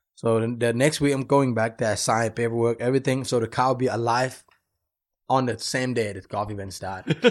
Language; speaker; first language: English; non-native, fluent; Thai